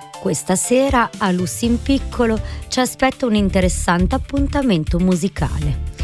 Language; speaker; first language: Italian; non-native, fluent; Croatian